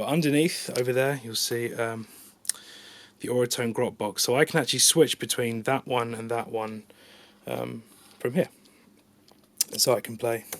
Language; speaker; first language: English; native; English